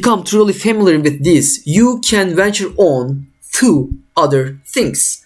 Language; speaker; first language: English; non-native, fluent; Turkish